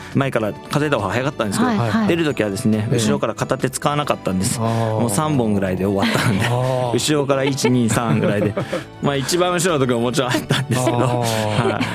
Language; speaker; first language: Japanese; native; Japanese